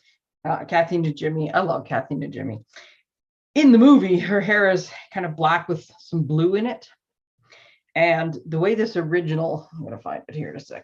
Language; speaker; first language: English; native; English